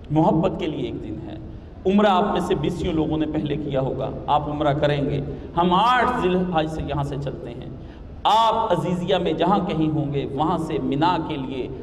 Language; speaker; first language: Urdu; non-native, local second language; Punjabi